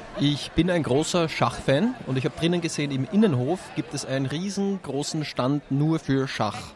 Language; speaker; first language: German; native; German